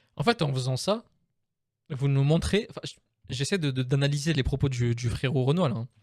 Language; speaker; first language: French; native; French